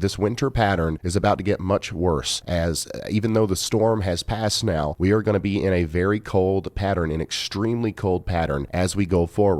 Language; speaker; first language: English; native; English